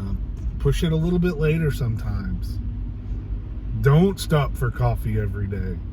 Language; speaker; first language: English; native; English